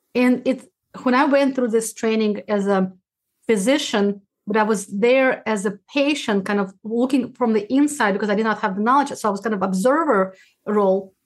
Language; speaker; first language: English; non-native, fluent; Uzbek